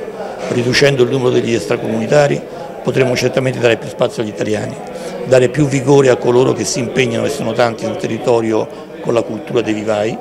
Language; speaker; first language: Italian; native; Italian